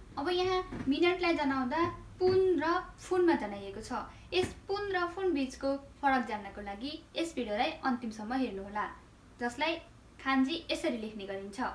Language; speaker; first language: Nepali; native; Nepali